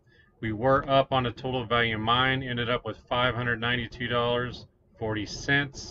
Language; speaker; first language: English; native; English